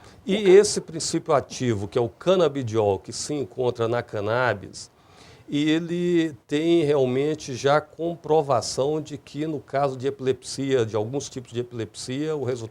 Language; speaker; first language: Portuguese; native; Portuguese